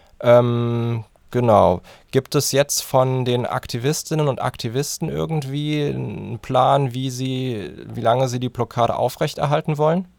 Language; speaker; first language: German; native; German